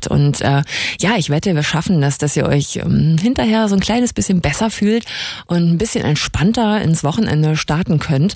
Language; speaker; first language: German; native; German